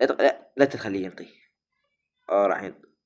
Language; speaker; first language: Arabic; native; Arabic